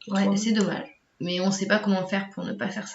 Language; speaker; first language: French; native; French